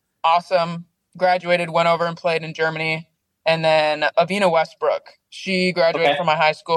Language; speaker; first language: English; native; English